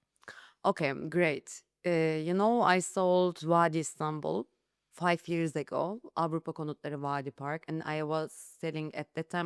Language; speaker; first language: English; non-native, learner; Turkish